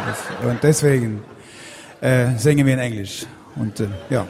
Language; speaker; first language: German; non-native, fluent; Swedish